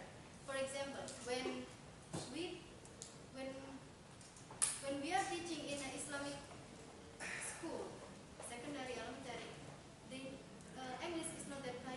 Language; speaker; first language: English; non-native, fluent; Indonesian